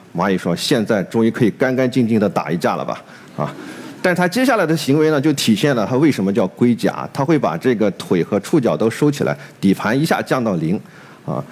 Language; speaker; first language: Chinese; native; Chinese